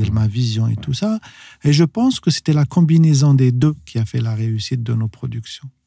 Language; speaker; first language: French; non-native, local second language; Arabic